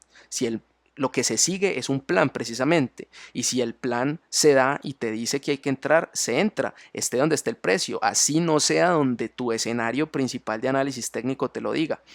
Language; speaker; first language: Spanish; native; Spanish